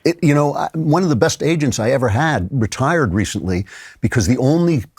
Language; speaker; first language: English; native; English